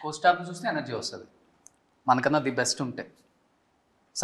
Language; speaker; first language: Telugu; native; Telugu